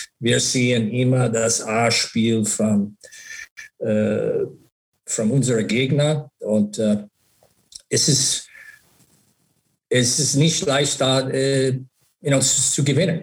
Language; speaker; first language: German; non-native, learner; English